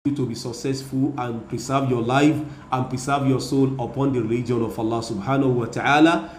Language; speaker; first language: English; non-native, local second language; Yoruba